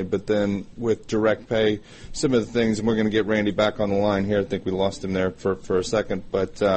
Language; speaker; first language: English; native; English